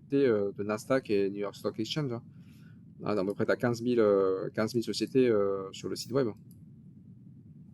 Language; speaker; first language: French; native; French